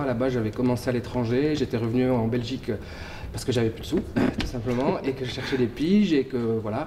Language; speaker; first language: French; native; French